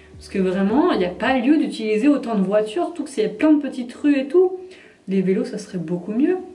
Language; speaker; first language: French; native; French